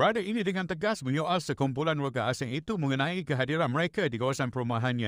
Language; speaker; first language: Malay; native; Malay